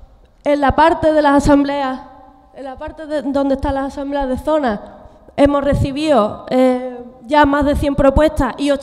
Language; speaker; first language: Spanish; native; Spanish